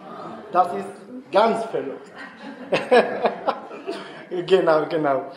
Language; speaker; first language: German; non-native, learner; Spanish